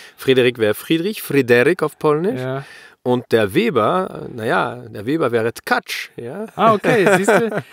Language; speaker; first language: German; early bilingual, heritage; German